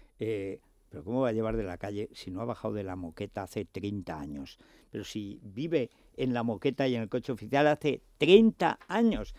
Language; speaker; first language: Spanish; native; Spanish